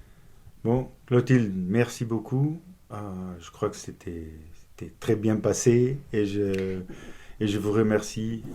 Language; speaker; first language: French; non-native, fluent; Portuguese